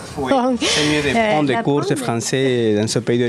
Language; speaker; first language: French; non-native, fluent; Spanish